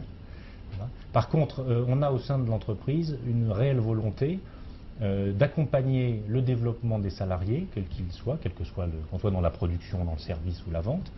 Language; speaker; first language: French; native; French